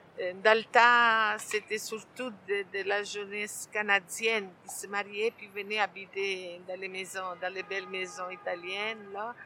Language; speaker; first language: French; non-native, fluent; Italian